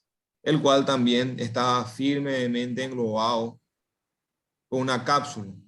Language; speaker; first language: Spanish; native; Spanish